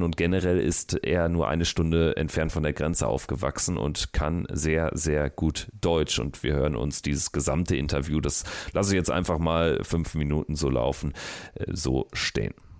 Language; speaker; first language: German; native; German